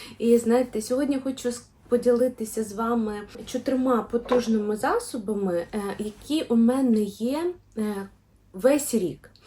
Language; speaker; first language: Ukrainian; non-native, local second language; Russian